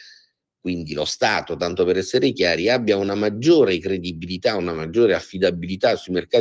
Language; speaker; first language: Italian; native; Italian